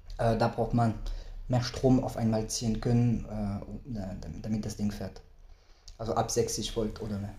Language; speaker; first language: German; non-native, fluent; French